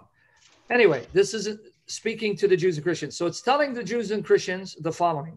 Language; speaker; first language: English; native; English